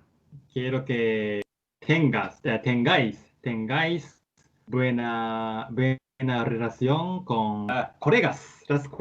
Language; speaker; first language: Spanish; non-native, learner; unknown